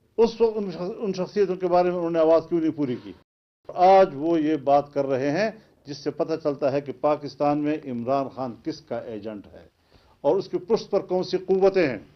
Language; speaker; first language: Urdu; non-native, local second language; Pashto